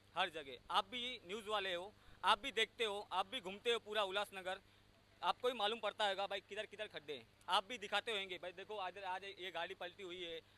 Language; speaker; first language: Hindi; non-native, local second language; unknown